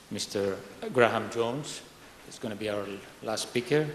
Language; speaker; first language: English; non-native, fluent; Greek